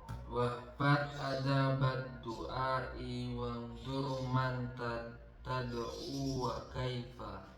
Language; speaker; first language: Arabic; non-native, learner; Indonesian